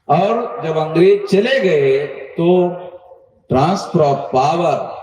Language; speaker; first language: Hindi; non-native, local second language; Marathi